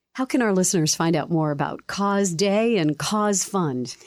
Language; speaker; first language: English; non-native, fluent; Dutch